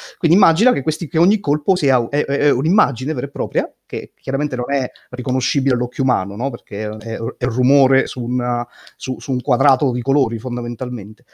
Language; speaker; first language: Italian; native; Italian